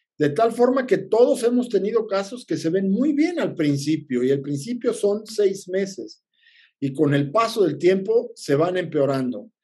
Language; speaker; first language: Spanish; native; Spanish